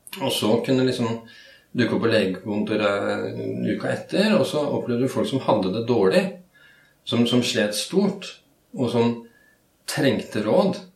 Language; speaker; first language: Norwegian; native; Norwegian